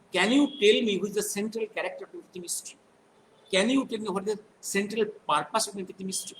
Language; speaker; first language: English; non-native, local second language; Bangla